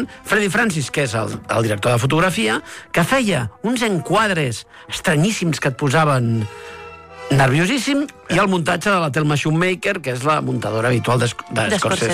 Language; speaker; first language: Catalan; native; Catalan